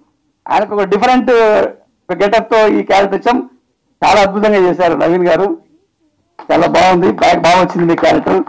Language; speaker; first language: Telugu; native; Telugu